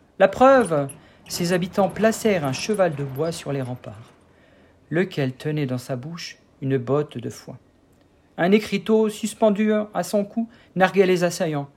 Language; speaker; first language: French; native; French